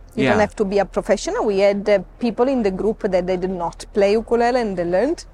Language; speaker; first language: English; non-native, fluent; Italian